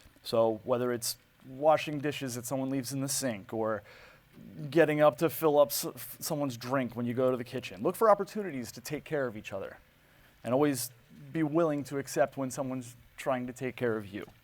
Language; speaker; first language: English; native; English